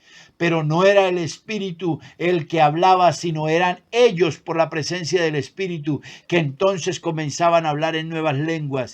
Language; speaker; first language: Spanish; native; Spanish